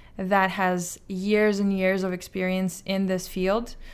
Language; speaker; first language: English; non-native, fluent; Azerbaijani